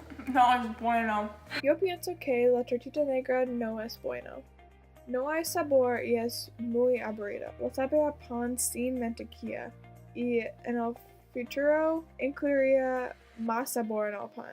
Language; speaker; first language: Spanish; non-native, learner; English